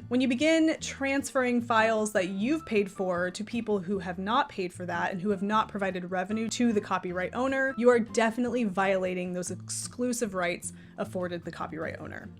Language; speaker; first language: English; native; English